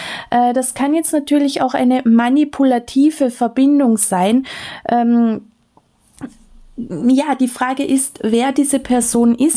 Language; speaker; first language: German; native; German